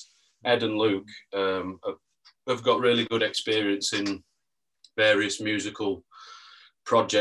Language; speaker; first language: English; native; English